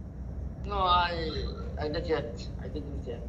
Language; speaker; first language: English; non-native, learner; Arabic